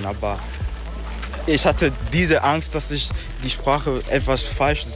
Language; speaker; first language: German; non-native, learner; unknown